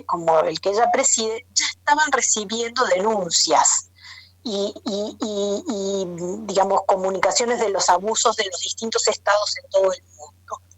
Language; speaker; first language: Spanish; native; Spanish